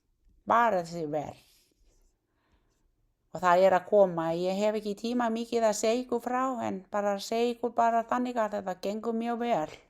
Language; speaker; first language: Icelandic; non-native, learner; Thai